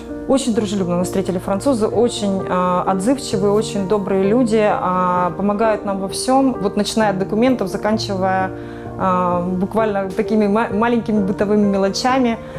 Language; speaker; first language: Russian; native; Russian